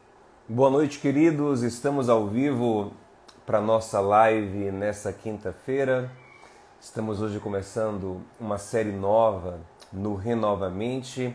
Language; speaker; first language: Portuguese; native; Portuguese